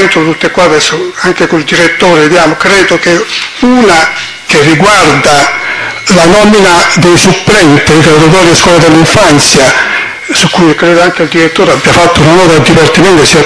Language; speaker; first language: Italian; native; Italian